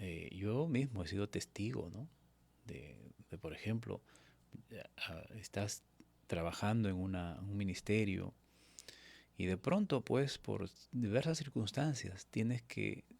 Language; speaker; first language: Spanish; native; Spanish